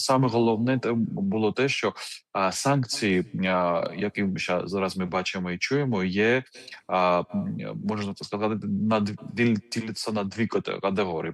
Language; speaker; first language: Ukrainian; non-native, fluent; Georgian